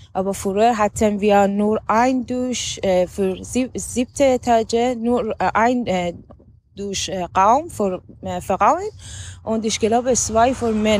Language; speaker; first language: German; non-native, learner; Persian